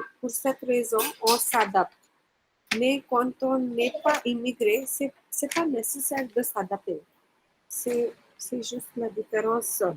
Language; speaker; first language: French; non-native, fluent; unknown